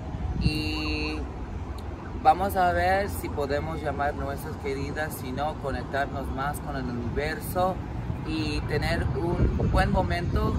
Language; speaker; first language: Spanish; early bilingual, heritage; English